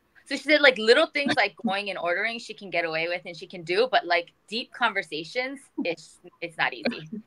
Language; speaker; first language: English; early bilingual, other home language; Korean